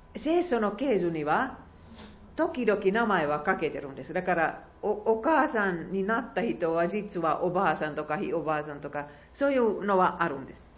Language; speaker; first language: Japanese; non-native, fluent; Finnish